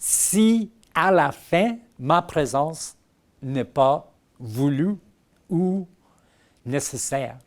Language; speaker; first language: French; non-native, fluent; English